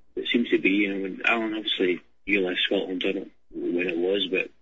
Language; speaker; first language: English; native; English